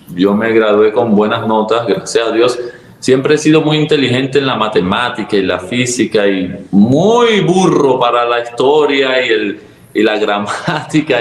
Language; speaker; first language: Spanish; early bilingual, other home language; Arabic